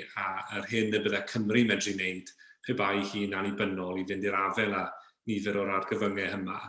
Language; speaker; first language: Welsh; native; Welsh